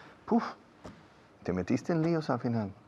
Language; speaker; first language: Spanish; non-native, fluent; English